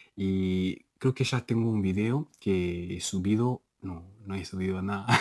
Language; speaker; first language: Spanish; non-native, fluent; Igbo